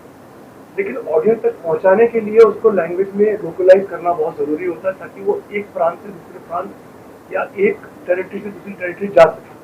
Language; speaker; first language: Hindi; native; Hindi